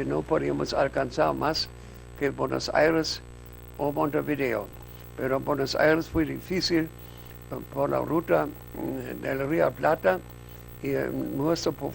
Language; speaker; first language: Spanish; non-native, fluent; German